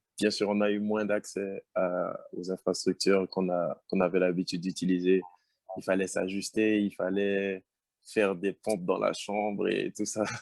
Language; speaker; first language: French; native; French